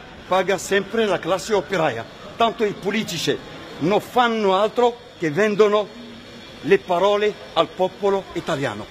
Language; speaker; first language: Italian; non-native, fluent; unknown